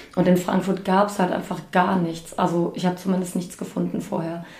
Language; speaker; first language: German; native; German